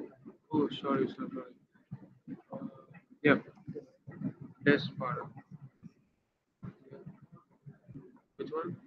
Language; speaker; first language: English; non-native, local second language; Hindi